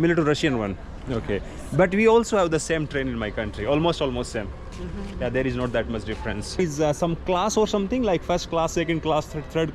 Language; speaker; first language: English; non-native, local second language; Hindi